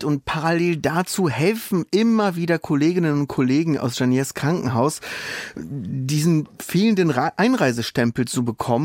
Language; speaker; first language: German; native; German